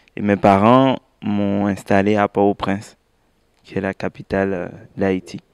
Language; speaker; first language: French; native; French